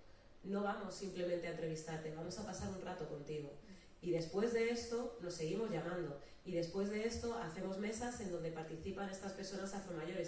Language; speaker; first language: Spanish; native; Spanish